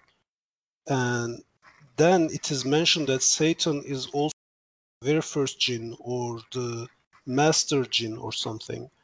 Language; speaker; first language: English; non-native, fluent; Turkish